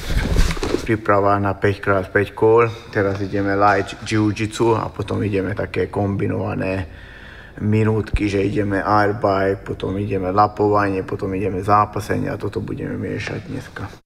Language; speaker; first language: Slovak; non-native, fluent; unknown